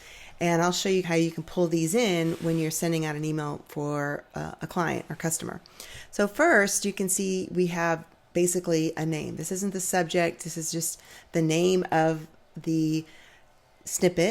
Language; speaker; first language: English; native; English